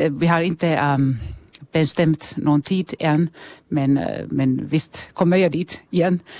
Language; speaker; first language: Swedish; non-native, local second language; Finnish